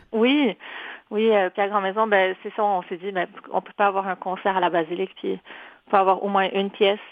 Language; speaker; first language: French; early bilingual, other home language; Polish